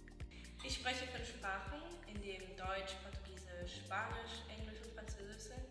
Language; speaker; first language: German; early bilingual, heritage; German